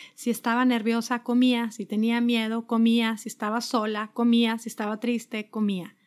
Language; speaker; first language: Spanish; native; Spanish